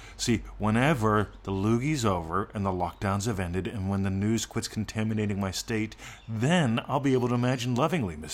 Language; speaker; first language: English; native; English